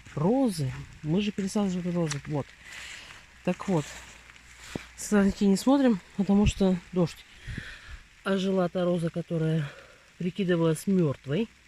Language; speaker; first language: Russian; native; Russian